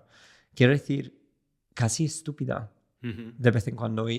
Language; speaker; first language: Spanish; non-native, fluent; English